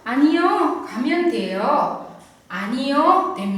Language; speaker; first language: Korean; non-native, fluent; Indonesian